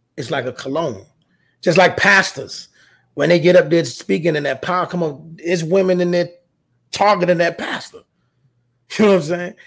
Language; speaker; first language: English; native; English